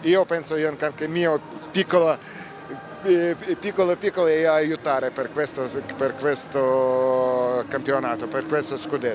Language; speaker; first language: Italian; non-native, learner; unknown